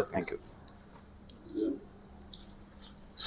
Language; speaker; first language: Hindi; native; Hindi